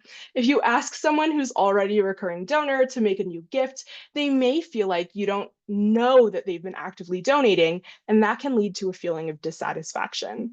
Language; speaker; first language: English; native; English